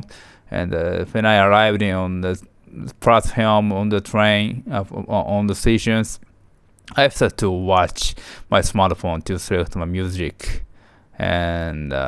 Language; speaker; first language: English; non-native, learner; Japanese